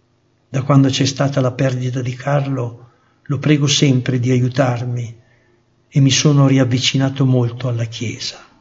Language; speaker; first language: Italian; native; Italian